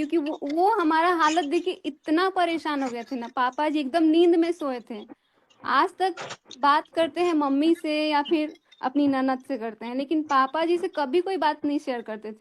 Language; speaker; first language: Hindi; native; Hindi